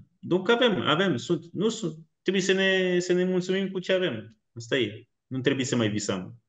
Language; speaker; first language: Romanian; non-native, fluent; French